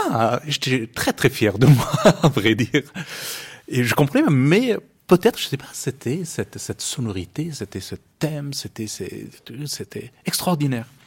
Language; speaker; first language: French; non-native, fluent; Persian